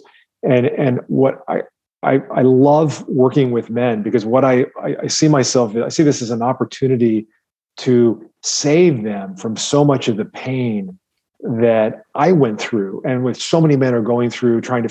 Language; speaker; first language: English; native; English